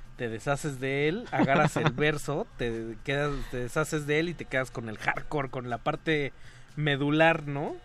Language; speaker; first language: Spanish; native; Spanish